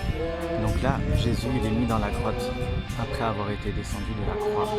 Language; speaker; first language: French; native; French